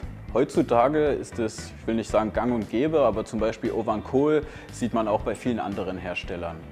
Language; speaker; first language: German; native; German